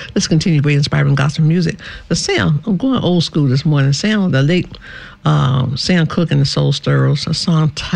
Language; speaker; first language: English; native; English